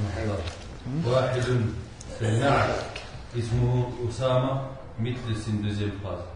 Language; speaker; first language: Arabic; non-native, learner; French